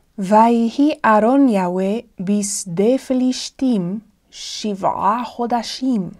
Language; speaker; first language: Hebrew; non-native, fluent; English